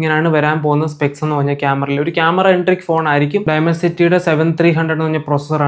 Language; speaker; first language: Malayalam; native; Malayalam